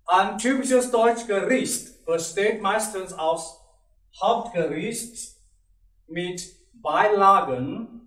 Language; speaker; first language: German; non-native, learner; Chinese